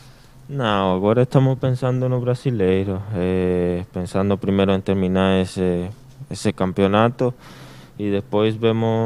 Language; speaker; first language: Portuguese; non-native, learner; Spanish